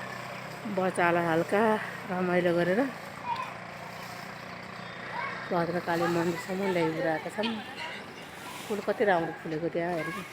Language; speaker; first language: Nepali; native; Nepali